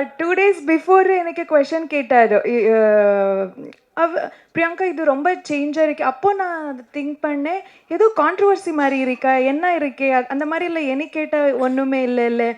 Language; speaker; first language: Tamil; non-native, learner; Kannada